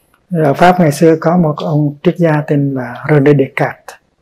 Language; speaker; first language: Vietnamese; native; Vietnamese